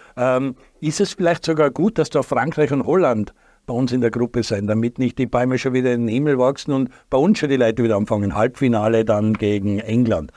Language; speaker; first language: German; native; German